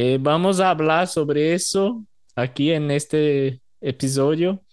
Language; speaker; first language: Spanish; non-native, learner; Portuguese